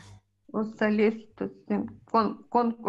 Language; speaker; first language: Finnish; non-native, learner; Russian